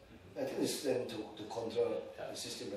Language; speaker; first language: English; non-native, learner; Indonesian